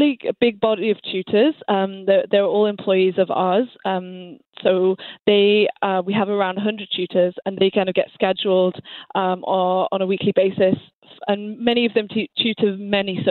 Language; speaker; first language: English; native; English